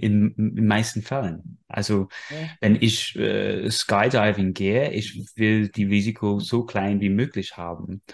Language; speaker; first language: German; non-native, fluent; English